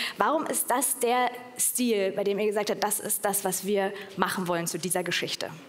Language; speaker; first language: German; native; German